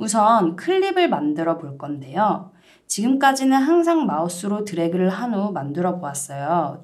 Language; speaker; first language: Korean; native; Korean